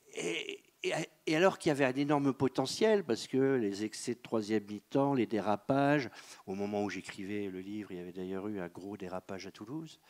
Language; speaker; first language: French; native; French